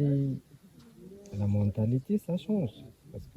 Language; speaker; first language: French; non-native, local second language; Arabic